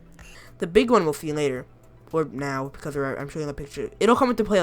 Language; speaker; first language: English; native; English